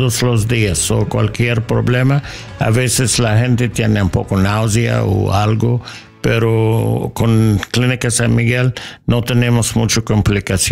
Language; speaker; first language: Spanish; non-native, learner; English